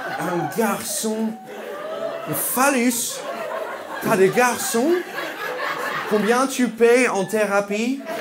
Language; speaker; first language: French; non-native, fluent; English